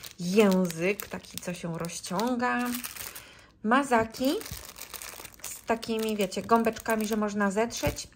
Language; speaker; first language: Polish; native; Polish